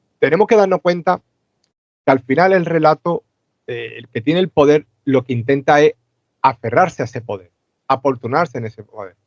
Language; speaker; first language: Spanish; native; Spanish